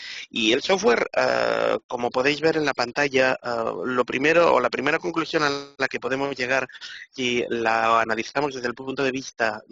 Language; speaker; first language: Spanish; native; Spanish